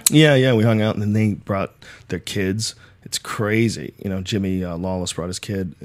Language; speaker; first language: English; native; English